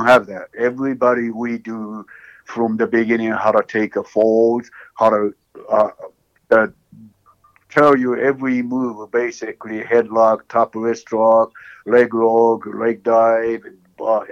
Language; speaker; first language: English; non-native, learner; Japanese